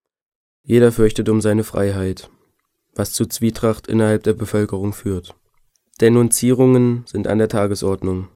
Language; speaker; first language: German; native; German